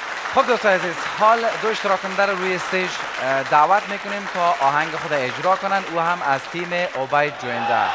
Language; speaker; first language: Persian; native; Persian